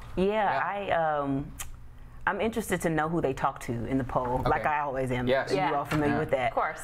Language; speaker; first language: English; native; English